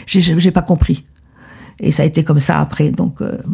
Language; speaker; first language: French; non-native, fluent; Spanish